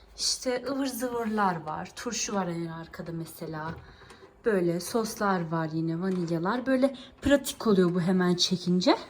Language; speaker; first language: Turkish; early bilingual, heritage; Turkish